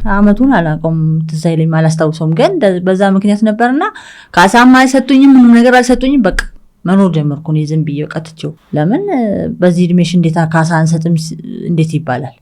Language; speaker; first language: Amharic; early bilingual, other home language; English